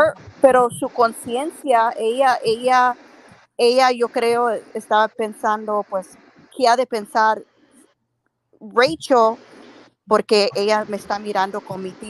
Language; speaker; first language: Spanish; early bilingual, heritage; Spanish